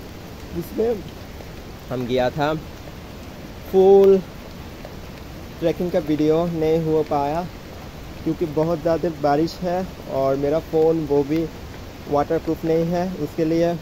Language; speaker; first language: Hindi; non-native, learner; Bangla